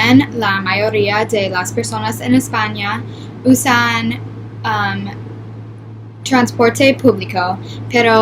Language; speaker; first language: Spanish; non-native, learner; English